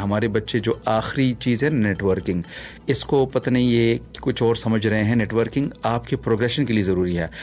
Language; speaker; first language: Urdu; non-native, local second language; Punjabi